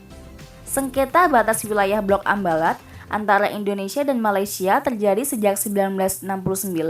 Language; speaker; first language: Indonesian; native; Indonesian